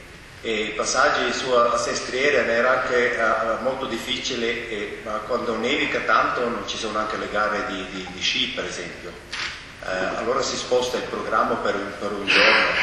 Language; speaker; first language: Italian; non-native, local second language; German